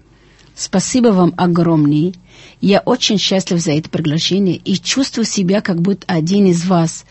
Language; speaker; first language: Russian; non-native, fluent; Arabic